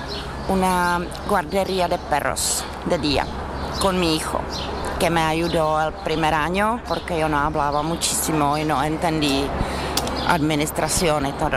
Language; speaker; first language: Spanish; non-native, fluent; Czech